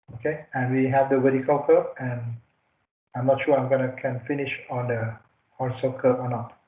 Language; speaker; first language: English; non-native, fluent; Thai